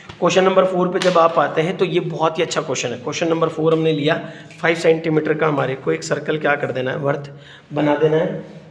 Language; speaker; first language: Hindi; native; Hindi